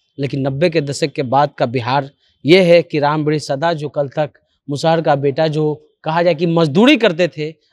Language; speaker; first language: Hindi; native; Hindi